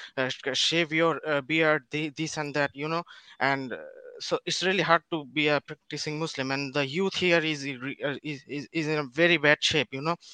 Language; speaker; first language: English; non-native, local second language; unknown